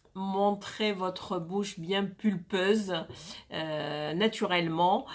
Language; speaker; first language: French; non-native, local second language; Arabic